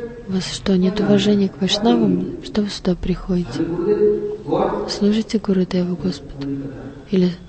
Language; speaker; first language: Russian; non-native, learner; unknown